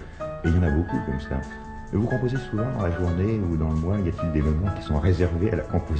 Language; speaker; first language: French; native; French